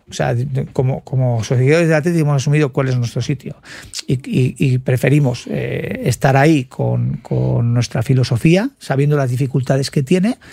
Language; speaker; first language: Spanish; native; Spanish